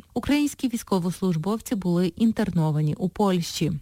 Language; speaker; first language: Ukrainian; native; Ukrainian